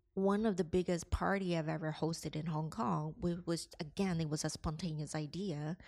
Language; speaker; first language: English; non-native, local second language; Cantonese